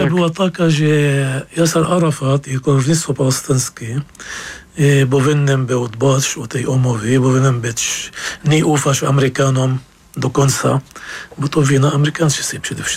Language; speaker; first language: Polish; non-native, fluent; Arabic